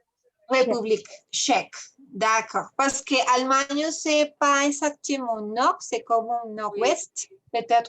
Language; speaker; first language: French; non-native, fluent; Spanish